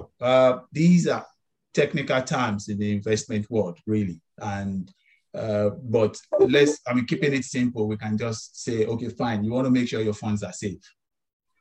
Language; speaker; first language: English; non-native, local second language; Yoruba